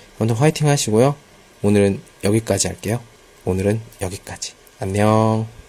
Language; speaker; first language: Korean; native; Korean